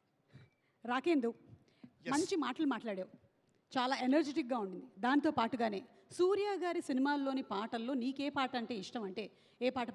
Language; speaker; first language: Telugu; native; Telugu